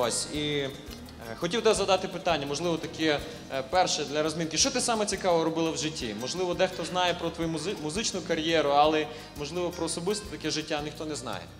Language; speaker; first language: Ukrainian; native; Ukrainian